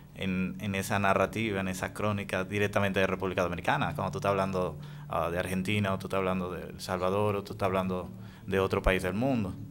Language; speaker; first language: Spanish; native; Spanish